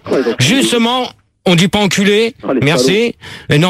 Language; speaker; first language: French; native; French